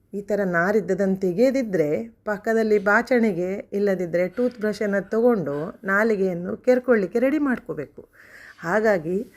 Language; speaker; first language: Kannada; non-native, local second language; Konkani